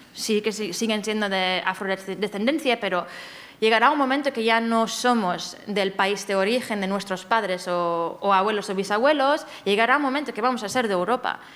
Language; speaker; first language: Spanish; non-native, fluent; German